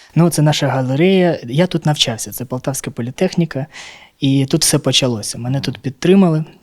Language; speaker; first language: Ukrainian; non-native, local second language; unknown